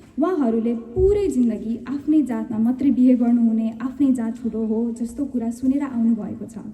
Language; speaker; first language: Nepali; early bilingual, heritage; Nepali